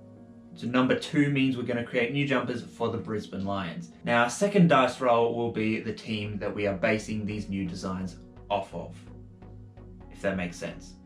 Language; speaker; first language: English; native; English